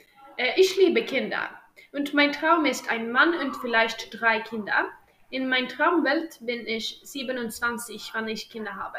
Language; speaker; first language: German; non-native, learner; Swedish